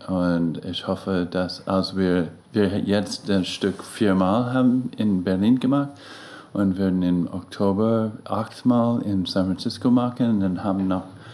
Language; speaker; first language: German; non-native, learner; English